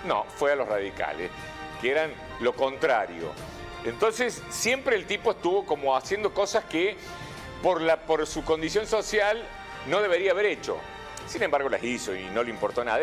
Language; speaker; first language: Spanish; native; Spanish